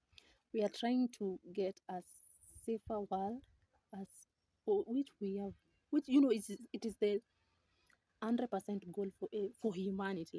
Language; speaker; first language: English; non-native, local second language; Swahili